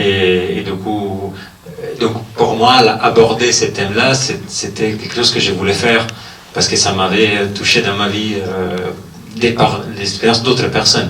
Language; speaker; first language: French; non-native, fluent; Italian